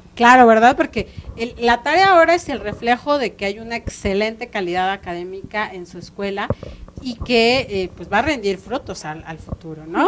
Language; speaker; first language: Spanish; native; Spanish